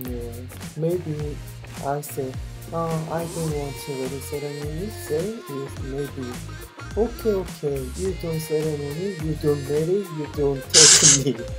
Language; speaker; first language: English; non-native, learner; Korean